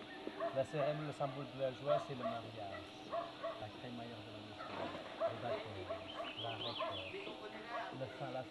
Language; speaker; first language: French; non-native, learner; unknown